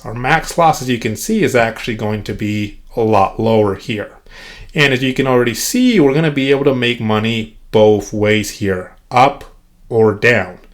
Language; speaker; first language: English; native; English